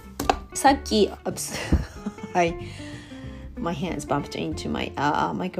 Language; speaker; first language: English; non-native, learner; Japanese